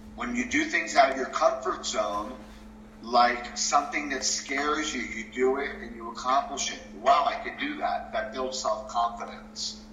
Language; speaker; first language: English; early bilingual, other home language; Spanish